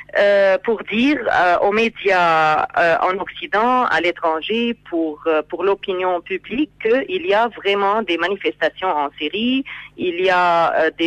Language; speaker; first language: French; non-native, fluent; Arabic